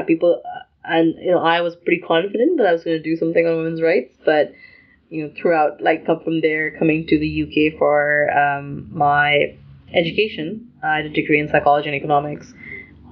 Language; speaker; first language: English; non-native, local second language; Urdu